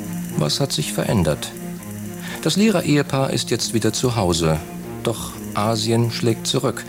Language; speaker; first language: German; native; German